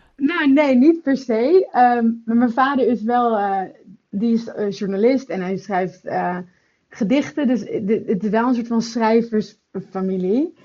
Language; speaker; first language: Dutch; native; Dutch